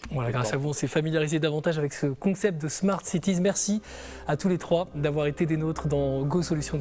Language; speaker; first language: French; native; French